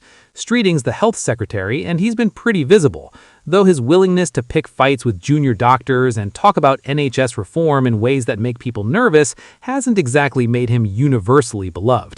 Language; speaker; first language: English; native; English